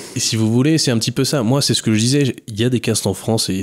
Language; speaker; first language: French; native; French